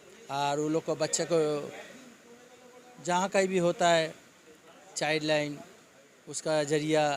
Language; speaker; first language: Hindi; non-native, local second language; Bangla